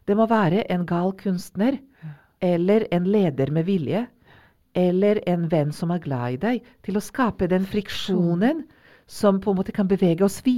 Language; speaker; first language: Norwegian; non-native, fluent; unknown